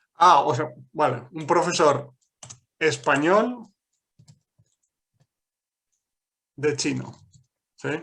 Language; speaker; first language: Spanish; non-native, fluent; English